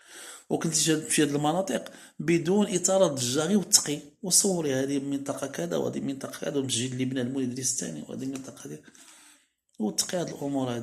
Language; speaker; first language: Arabic; native; Arabic